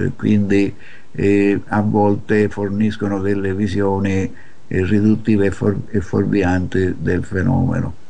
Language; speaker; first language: Italian; native; Italian